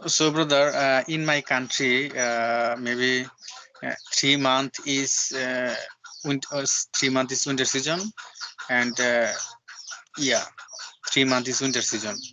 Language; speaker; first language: English; non-native, learner; Bangla